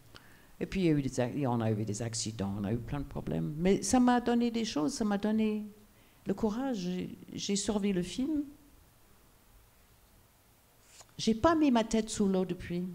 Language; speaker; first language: French; non-native, fluent; English